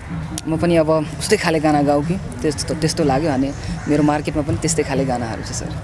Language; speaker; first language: Nepali; non-native, local second language; Maithili